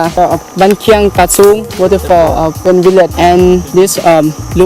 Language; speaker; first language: English; non-native, learner; Lao